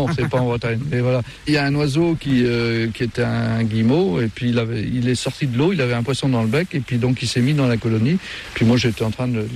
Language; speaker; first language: French; native; French